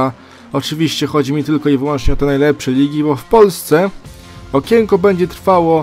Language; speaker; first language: Polish; native; Polish